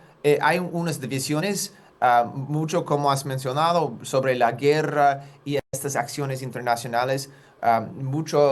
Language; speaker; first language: Spanish; non-native, fluent; English